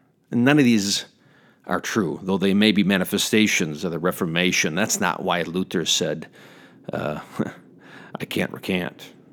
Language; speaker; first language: English; native; English